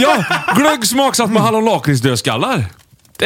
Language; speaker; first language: Swedish; native; Swedish